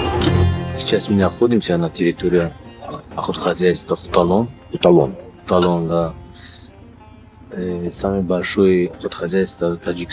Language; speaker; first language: Russian; non-native, local second language; Tajik